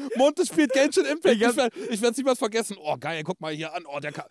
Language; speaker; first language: German; native; German